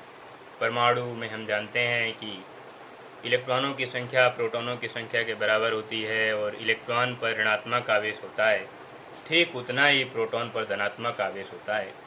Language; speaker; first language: Hindi; native; Hindi